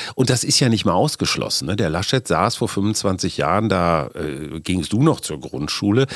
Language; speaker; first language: German; native; German